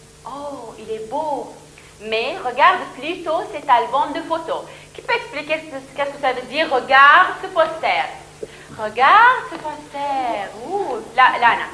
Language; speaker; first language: French; non-native, fluent; Arabic